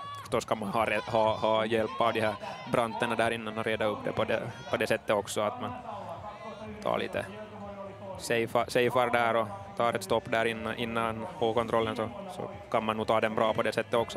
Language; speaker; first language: Swedish; native; Swedish